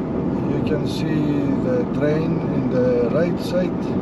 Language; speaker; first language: English; non-native, learner; Greek